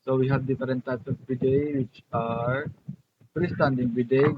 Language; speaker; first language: English; non-native, local second language; Filipino